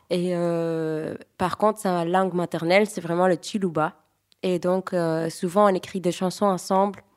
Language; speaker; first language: French; early bilingual, other home language; Greek